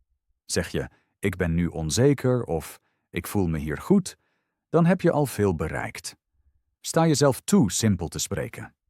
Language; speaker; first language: Dutch; non-native, fluent; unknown